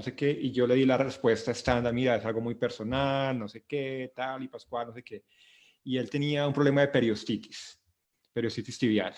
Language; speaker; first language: Spanish; native; Spanish